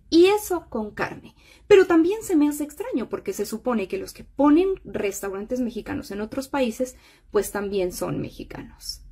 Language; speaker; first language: Spanish; native; Spanish